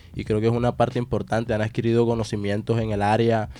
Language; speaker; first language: Spanish; native; Spanish